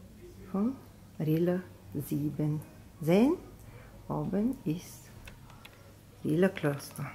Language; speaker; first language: German; non-native, learner; Bulgarian